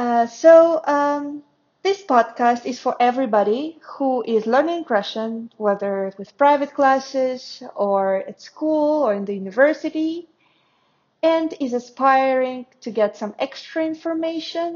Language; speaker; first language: English; non-native, fluent; Russian